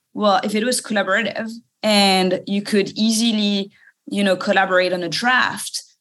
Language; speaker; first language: English; non-native, fluent; French